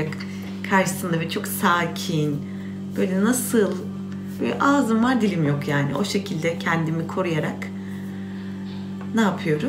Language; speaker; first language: Turkish; native; Turkish